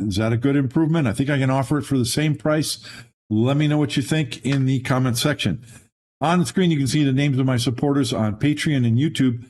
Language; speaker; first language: English; native; English